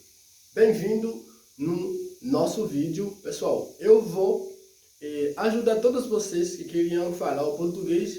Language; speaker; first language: Portuguese; non-native, fluent; Haitian Creole